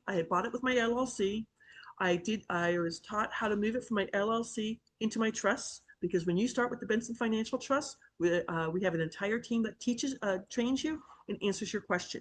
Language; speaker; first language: English; native; English